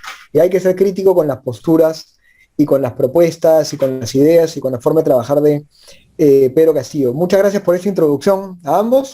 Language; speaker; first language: Spanish; native; Spanish